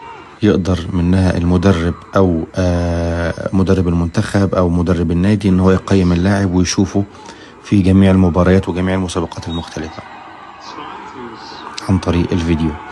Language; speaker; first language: Arabic; native; Arabic